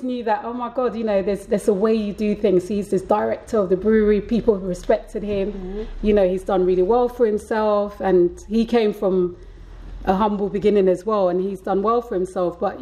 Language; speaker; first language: English; early bilingual, other home language; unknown